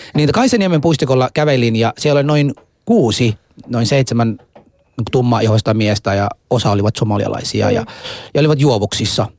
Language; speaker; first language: Finnish; non-native, fluent; Somali